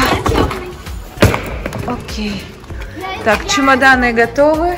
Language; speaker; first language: Russian; native; Russian